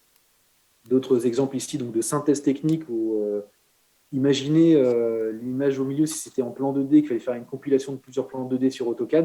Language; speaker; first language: French; native; French